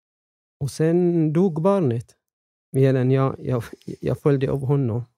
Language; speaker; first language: Swedish; non-native, fluent; Arabic